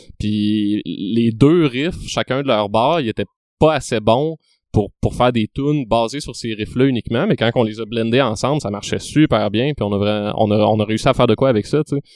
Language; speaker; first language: French; native; French